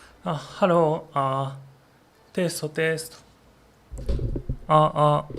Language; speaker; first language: English; non-native, learner; Japanese